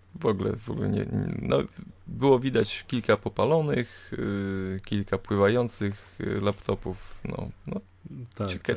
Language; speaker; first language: Polish; native; Polish